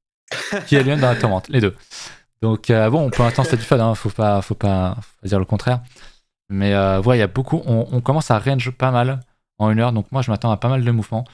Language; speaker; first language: French; native; French